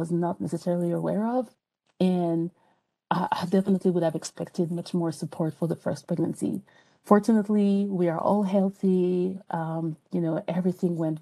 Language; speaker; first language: English; non-native, fluent; French